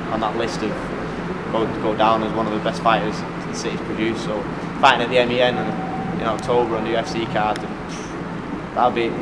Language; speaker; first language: English; native; English